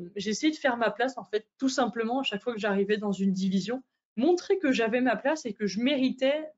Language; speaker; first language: French; native; French